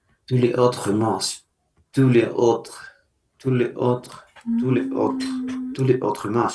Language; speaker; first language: French; non-native, learner; Spanish